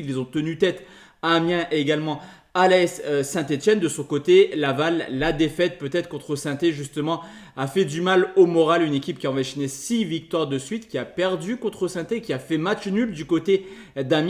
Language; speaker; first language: French; native; French